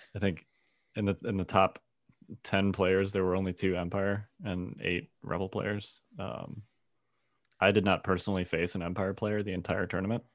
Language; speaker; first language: English; native; English